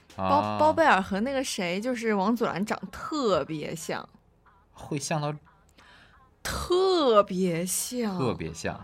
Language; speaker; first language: Chinese; native; Chinese